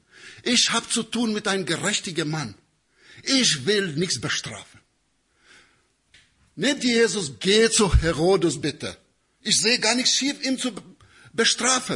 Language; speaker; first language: German; non-native, learner; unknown